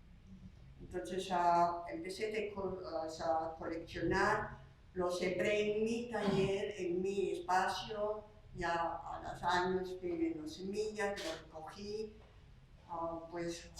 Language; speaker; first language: Spanish; non-native, fluent; Slovak